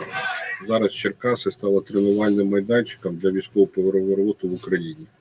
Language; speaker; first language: Ukrainian; native; Ukrainian